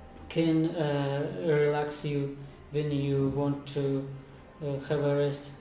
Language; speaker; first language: English; non-native, learner; Kazakh